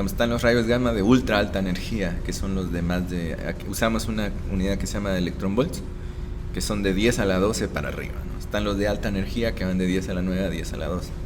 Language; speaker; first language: Spanish; native; Spanish